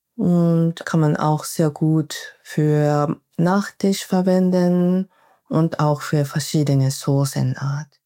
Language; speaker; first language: German; non-native, fluent; Japanese